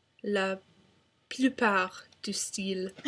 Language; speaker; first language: French; non-native, learner; English